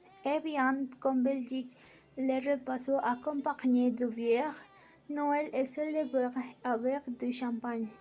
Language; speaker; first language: French; non-native, learner; Spanish